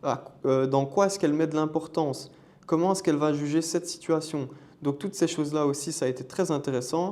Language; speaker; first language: French; native; French